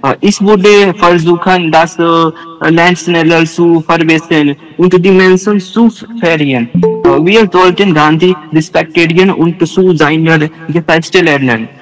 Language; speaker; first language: German; non-native, learner; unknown